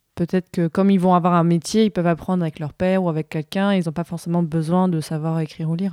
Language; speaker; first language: French; native; French